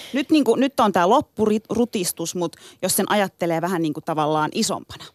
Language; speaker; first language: Finnish; early bilingual, other home language; Turkish